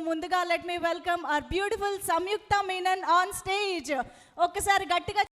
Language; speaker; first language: Telugu; native; Telugu